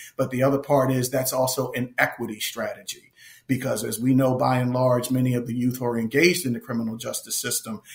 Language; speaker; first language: English; native; English